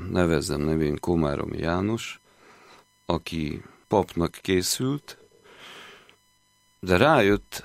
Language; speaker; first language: Hungarian; native; Hungarian